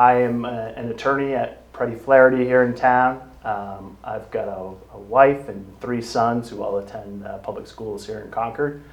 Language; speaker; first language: English; native; English